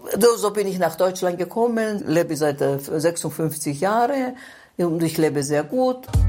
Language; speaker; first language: German; non-native, fluent; Greek